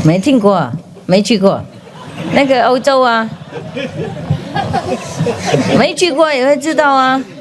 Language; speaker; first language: Chinese; non-native, fluent; Vietnamese